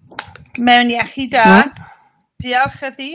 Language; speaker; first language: Welsh; non-native, learner; English